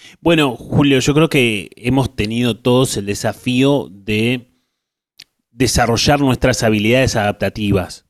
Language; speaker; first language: Spanish; native; Spanish